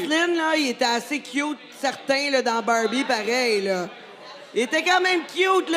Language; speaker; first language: French; native; French